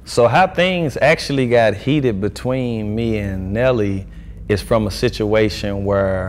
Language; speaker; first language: English; native; English